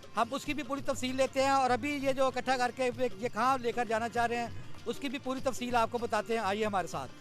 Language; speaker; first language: Urdu; non-native, local second language; Punjabi